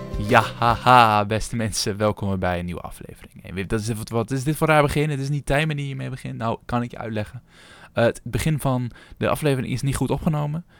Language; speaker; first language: Dutch; native; Dutch